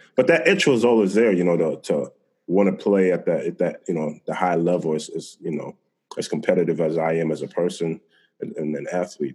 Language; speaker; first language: English; native; English